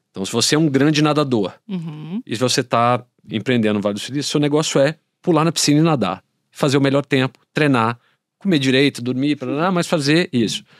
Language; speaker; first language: Portuguese; native; Portuguese